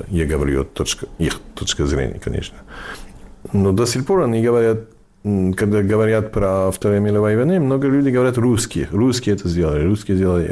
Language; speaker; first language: Russian; non-native, fluent; English